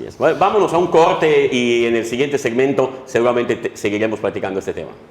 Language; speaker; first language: Spanish; native; Spanish